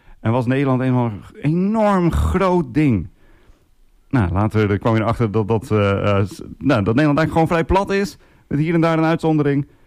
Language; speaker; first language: Dutch; native; Dutch